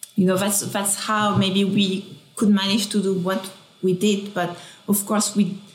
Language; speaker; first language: English; non-native, fluent; French